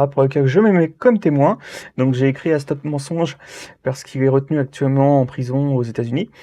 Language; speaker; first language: French; native; French